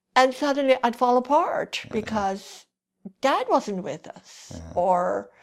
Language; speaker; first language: English; native; English